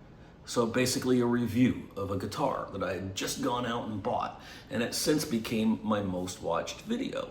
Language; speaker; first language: English; native; English